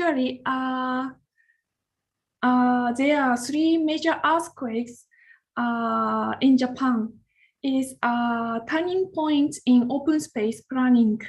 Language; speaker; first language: English; non-native, learner; Japanese